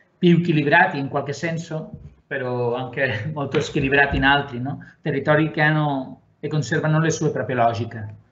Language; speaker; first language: Italian; non-native, fluent; Catalan